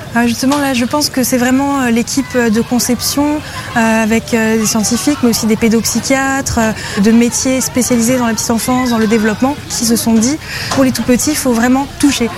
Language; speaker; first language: French; native; French